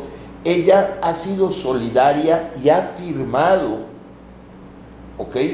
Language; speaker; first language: Spanish; native; Spanish